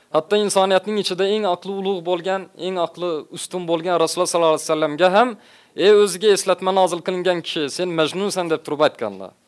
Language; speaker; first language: Uzbek; native; Uzbek